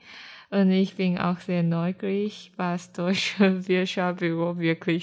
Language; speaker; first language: German; non-native, learner; Chinese